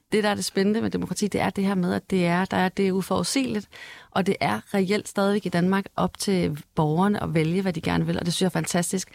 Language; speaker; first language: Danish; native; Danish